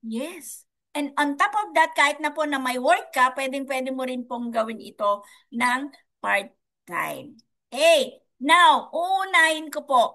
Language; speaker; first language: Filipino; non-native, local second language; Iloko